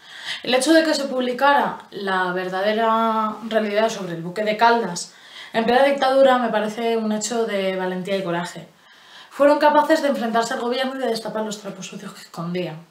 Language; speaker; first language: Spanish; native; Spanish